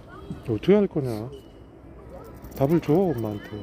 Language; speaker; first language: Korean; native; Korean